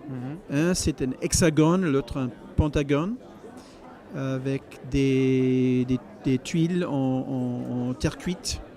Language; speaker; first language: French; non-native, fluent; English